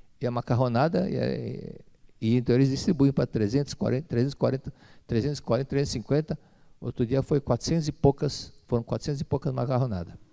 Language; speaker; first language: Portuguese; native; Portuguese